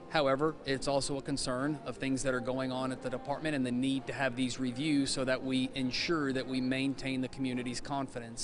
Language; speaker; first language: English; native; English